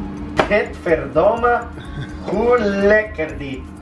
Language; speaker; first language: Dutch; non-native, learner; English